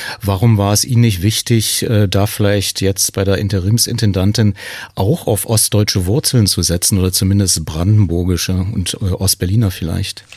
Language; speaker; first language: German; native; German